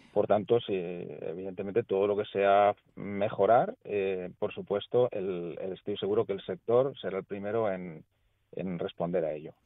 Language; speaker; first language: Spanish; native; Spanish